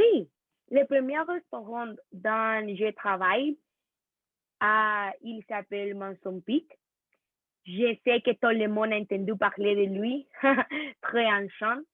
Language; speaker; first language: French; non-native, learner; Spanish